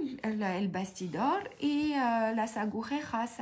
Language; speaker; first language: Spanish; non-native, learner; French